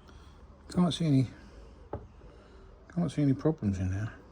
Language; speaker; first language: English; native; English